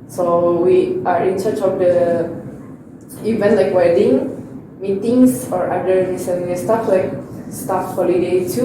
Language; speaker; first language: English; non-native, learner; Indonesian